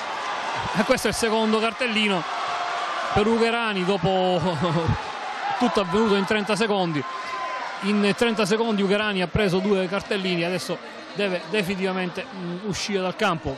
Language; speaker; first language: Italian; native; Italian